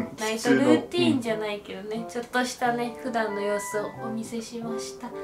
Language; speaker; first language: Japanese; native; Japanese